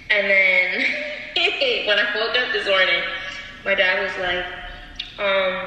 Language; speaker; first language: English; native; English